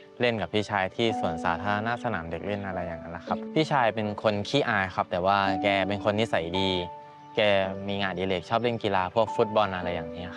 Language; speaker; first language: Thai; native; Thai